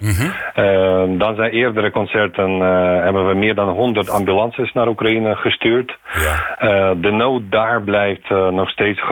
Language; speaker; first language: Dutch; non-native, fluent; Ukrainian